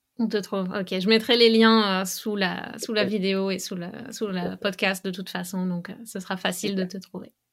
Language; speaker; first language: French; native; French